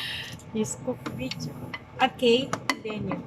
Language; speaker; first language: English; non-native, learner; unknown